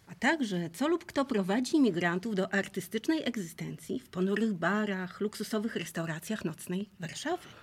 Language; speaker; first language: Polish; native; Polish